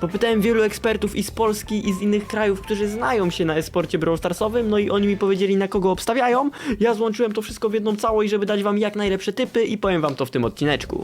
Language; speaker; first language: Polish; native; Polish